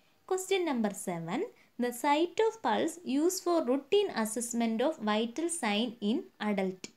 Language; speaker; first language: English; non-native, local second language; Malayalam